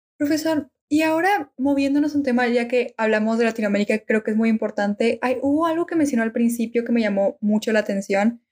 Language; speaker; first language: Spanish; native; Spanish